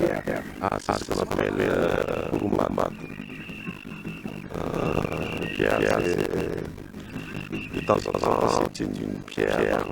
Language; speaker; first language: French; non-native, local second language; Malagasy